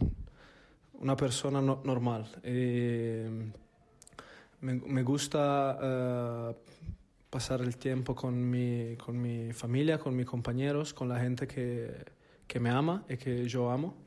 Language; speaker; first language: Spanish; non-native, learner; Italian